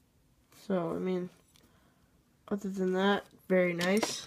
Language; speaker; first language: English; native; English